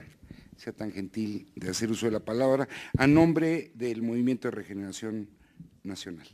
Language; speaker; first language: Spanish; native; Spanish